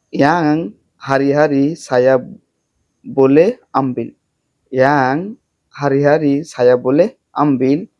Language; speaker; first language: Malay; non-native, learner; Bangla